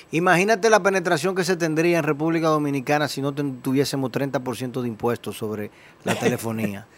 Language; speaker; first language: Spanish; native; Spanish